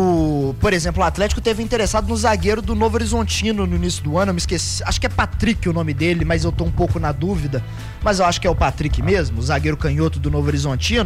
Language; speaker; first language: Portuguese; native; Portuguese